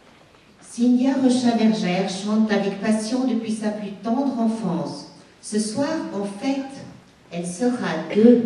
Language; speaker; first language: French; native; French